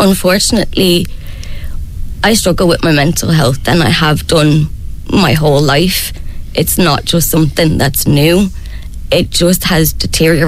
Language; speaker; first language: English; native; English